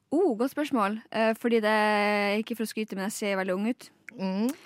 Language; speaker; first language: Norwegian; native; Norwegian